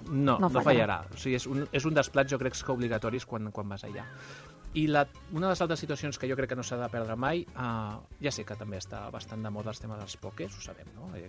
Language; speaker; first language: Catalan; non-native, local second language; Spanish